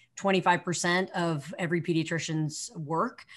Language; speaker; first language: English; native; English